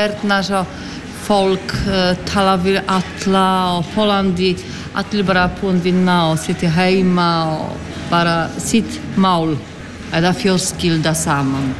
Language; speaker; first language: Icelandic; non-native, learner; Polish